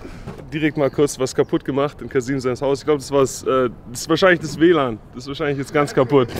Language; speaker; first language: German; native; German